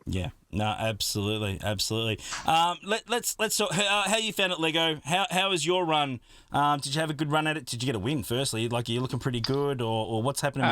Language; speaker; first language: English; native; English